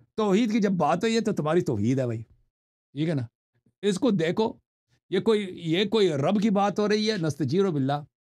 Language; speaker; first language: Urdu; non-native, fluent; Persian